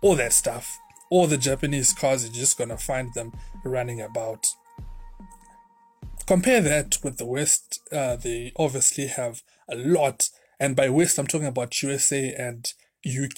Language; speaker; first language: English; non-native, local second language; Shona